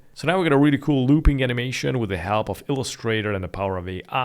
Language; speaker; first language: English; non-native, fluent; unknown